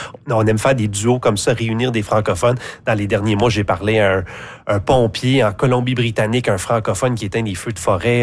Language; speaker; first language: French; native; French